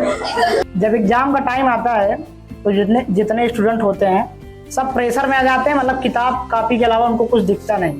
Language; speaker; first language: Hindi; native; Hindi